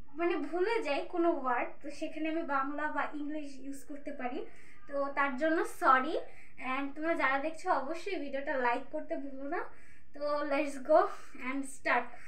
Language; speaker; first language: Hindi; non-native, learner; Bangla